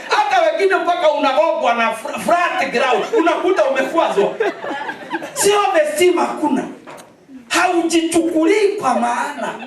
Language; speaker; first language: Swahili; non-native, local second language; Kikuyu